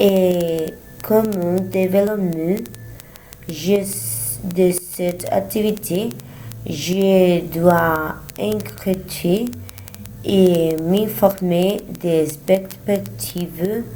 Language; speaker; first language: French; non-native, learner; Spanish